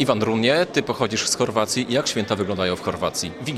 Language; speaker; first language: Polish; native; Polish